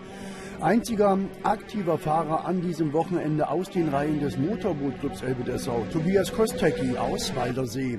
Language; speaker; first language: German; native; German